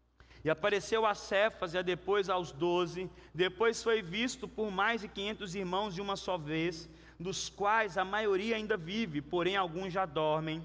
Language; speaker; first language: Portuguese; native; Portuguese